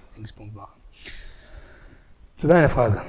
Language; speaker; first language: German; native; German